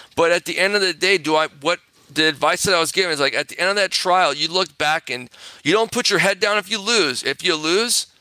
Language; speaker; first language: English; native; English